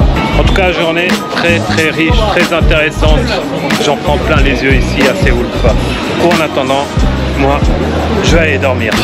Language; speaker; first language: French; native; French